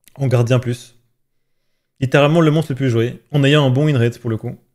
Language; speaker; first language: French; native; French